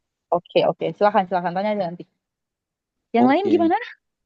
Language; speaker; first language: Indonesian; native; Indonesian